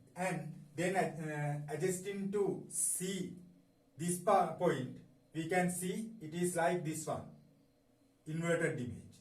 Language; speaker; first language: English; non-native, local second language; Sinhala